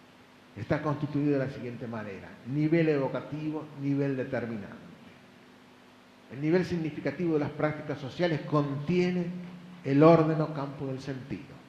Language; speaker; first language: Spanish; native; Spanish